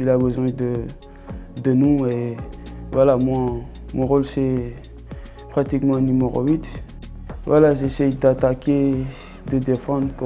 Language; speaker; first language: French; non-native, local second language; Wolof